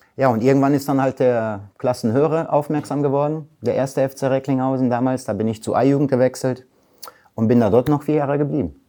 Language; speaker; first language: German; early bilingual, other home language; Polish